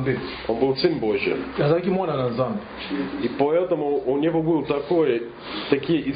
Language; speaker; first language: Russian; non-native, fluent; English